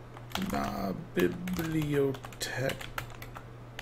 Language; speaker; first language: Spanish; non-native, learner; English